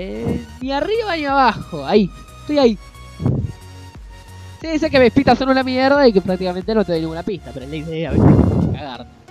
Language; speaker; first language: Spanish; native; Spanish